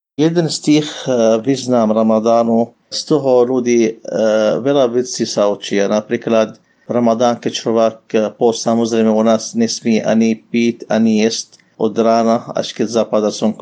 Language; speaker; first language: Slovak; non-native, learner; Arabic